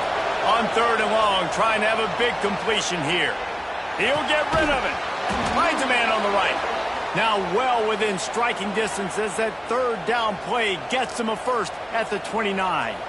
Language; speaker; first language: English; native; English